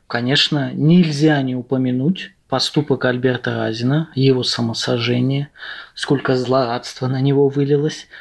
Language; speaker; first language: Russian; native; Russian